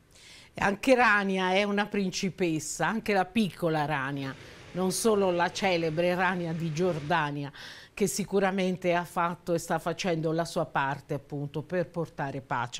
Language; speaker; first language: Italian; native; Italian